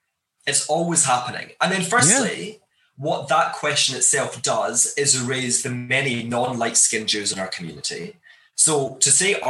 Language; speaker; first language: English; native; English